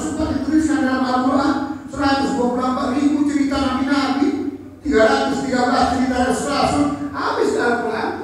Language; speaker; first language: Indonesian; native; Indonesian